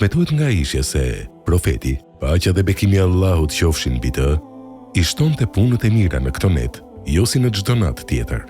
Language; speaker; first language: Albanian; native; Albanian